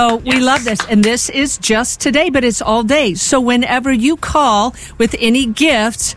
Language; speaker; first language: English; native; English